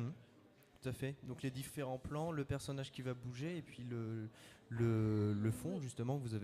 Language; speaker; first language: French; native; French